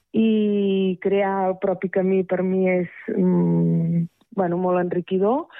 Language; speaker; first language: Catalan; native; Catalan